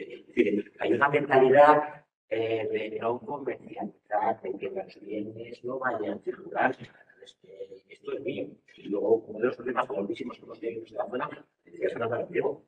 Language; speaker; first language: Spanish; native; Spanish